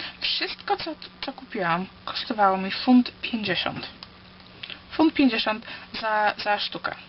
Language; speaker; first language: Polish; early bilingual, heritage; Polish